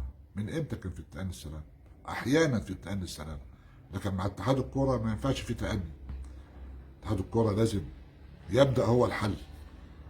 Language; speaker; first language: Arabic; native; Arabic